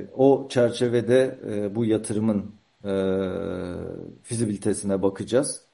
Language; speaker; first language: Turkish; native; Turkish